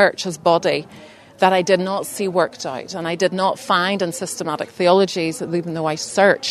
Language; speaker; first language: English; native; English